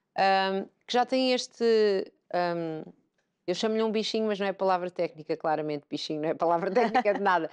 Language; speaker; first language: Portuguese; native; Portuguese